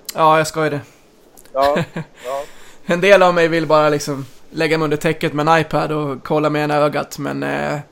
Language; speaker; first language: Swedish; native; Swedish